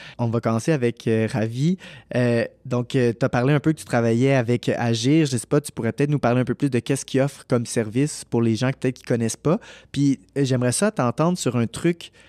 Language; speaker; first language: French; native; French